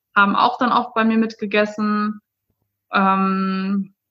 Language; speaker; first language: German; native; German